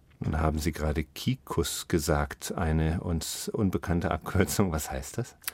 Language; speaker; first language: German; native; German